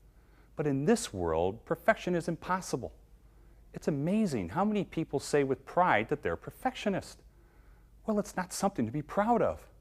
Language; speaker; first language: English; native; English